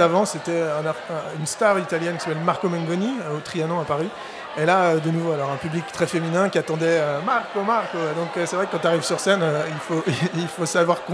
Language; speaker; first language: French; native; French